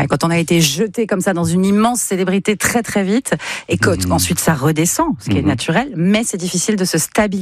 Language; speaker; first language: French; native; French